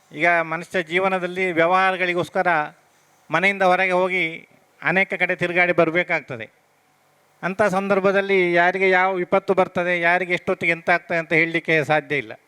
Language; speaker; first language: Kannada; native; Kannada